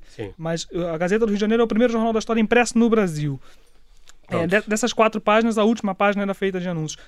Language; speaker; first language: Portuguese; native; Portuguese